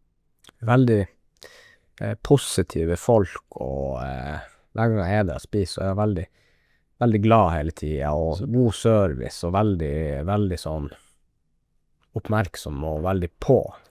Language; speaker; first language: Norwegian; native; Norwegian